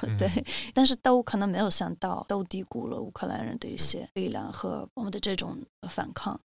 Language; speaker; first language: Chinese; non-native, fluent; Russian